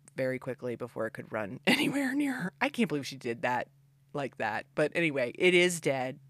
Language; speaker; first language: English; native; English